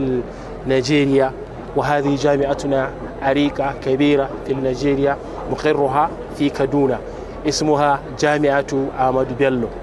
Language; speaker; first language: Arabic; non-native, fluent; Hausa